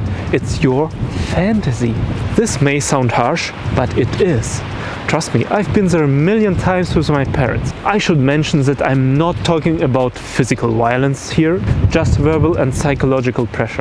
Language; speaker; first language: English; non-native, fluent; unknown